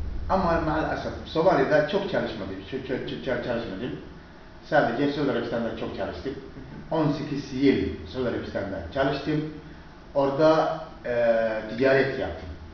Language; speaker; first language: Turkish; non-native, learner; Somali